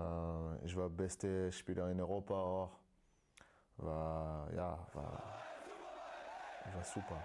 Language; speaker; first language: German; non-native, learner; French